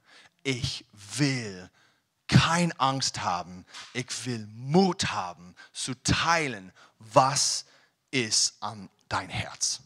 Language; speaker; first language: German; non-native, learner; English